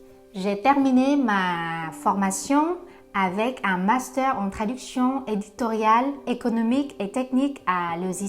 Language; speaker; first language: French; non-native, fluent; Vietnamese